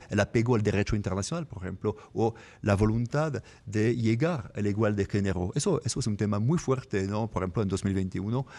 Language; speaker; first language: Spanish; non-native, fluent; French